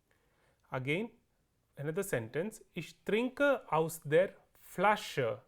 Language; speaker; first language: German; non-native, fluent; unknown